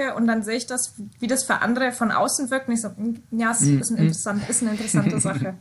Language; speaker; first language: German; native; German